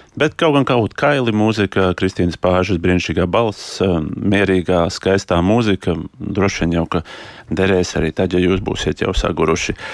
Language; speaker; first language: Latvian; native; Latvian